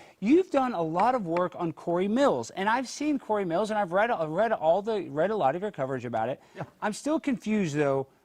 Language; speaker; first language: English; native; English